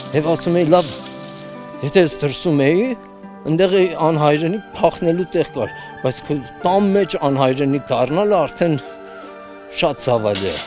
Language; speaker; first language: Armenian; early bilingual, heritage; Armenian